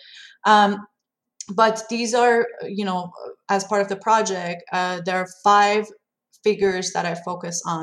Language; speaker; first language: English; non-native, fluent; Persian